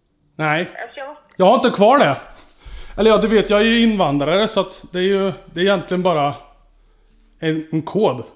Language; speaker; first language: Swedish; native; Swedish